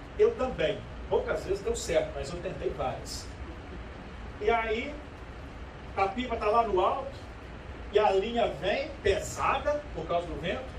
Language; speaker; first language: Portuguese; native; Portuguese